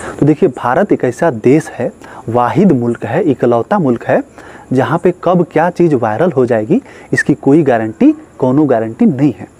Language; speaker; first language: Hindi; native; Hindi